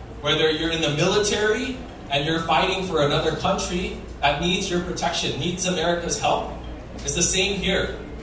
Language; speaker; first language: English; early bilingual, other home language; Vietnamese